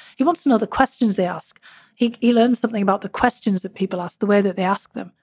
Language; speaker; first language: English; native; English